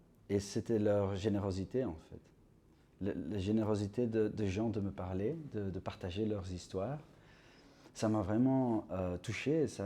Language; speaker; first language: French; non-native, local second language; Dutch